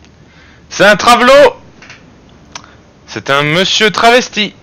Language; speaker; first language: French; native; French